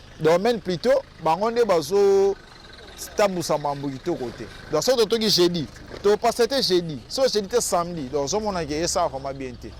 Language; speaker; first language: Lingala; non-native, local second language; Kongo